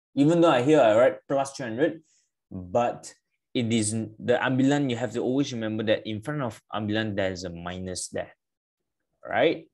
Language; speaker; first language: English; non-native, local second language; Malay